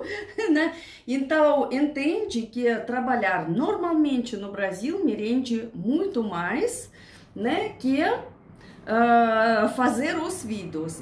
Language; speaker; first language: Portuguese; non-native, learner; Russian